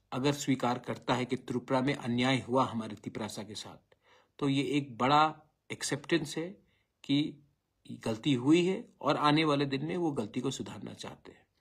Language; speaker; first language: Hindi; non-native, local second language; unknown